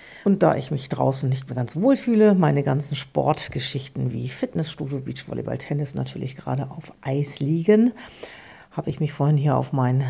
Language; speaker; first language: German; native; German